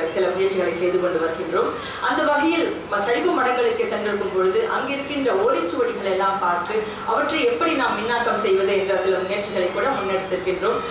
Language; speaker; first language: Tamil; early bilingual, heritage; Tamil